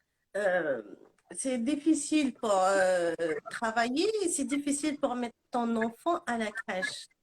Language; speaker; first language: French; non-native, local second language; Arabic